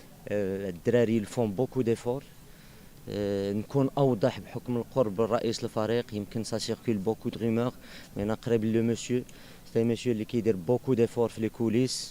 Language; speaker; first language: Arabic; native; Arabic